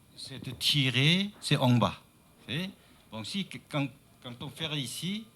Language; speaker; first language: French; non-native, learner; Chinese